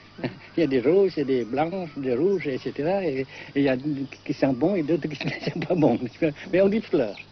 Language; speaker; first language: French; non-native, fluent; Vietnamese